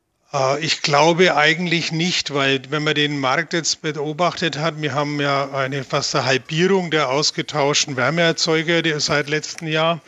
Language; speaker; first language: German; native; German